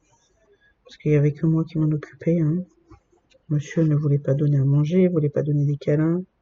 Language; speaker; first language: French; native; French